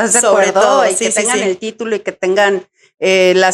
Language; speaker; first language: Spanish; native; Spanish